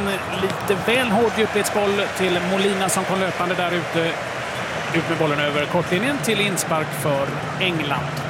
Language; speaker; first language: Swedish; native; Swedish